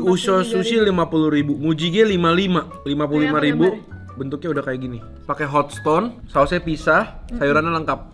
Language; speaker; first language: Indonesian; native; Indonesian